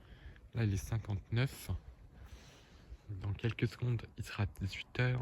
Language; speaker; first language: French; native; French